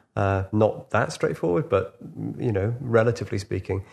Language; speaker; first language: English; native; English